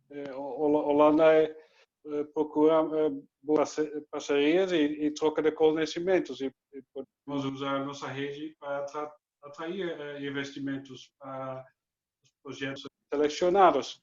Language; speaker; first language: Portuguese; non-native, learner; Dutch